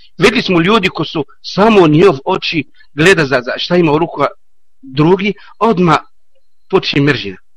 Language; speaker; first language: Bosnian; non-native, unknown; Arabic